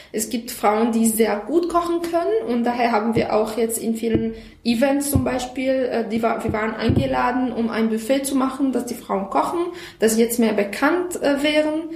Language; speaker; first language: German; non-native, fluent; Arabic